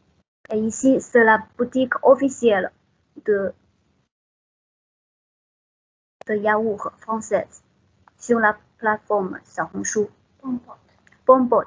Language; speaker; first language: French; non-native, fluent; Chinese